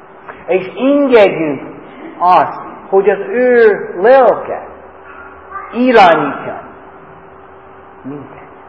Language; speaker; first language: Hungarian; non-native, fluent; English